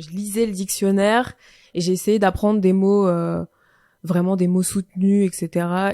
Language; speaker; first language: French; native; French